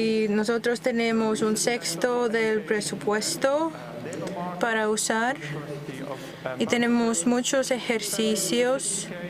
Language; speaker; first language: Spanish; non-native, fluent; Dutch